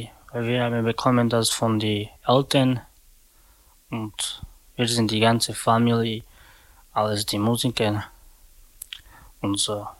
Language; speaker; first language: German; non-native, learner; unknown